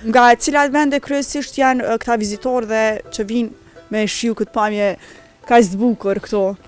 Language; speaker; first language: Albanian; native; Albanian